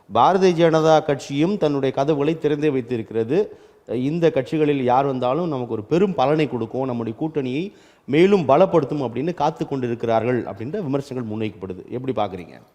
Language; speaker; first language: Tamil; native; Tamil